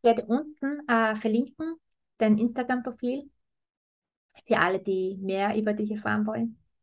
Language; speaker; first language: German; native; German